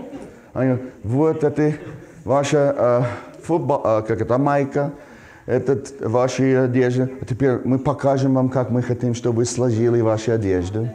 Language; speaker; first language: Russian; non-native, fluent; English